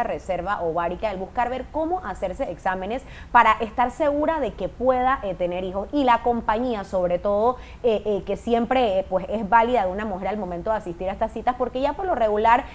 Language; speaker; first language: Spanish; native; Spanish